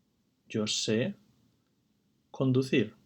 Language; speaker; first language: Spanish; non-native, fluent; English